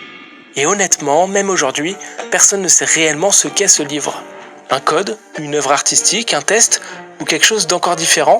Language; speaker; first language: French; native; French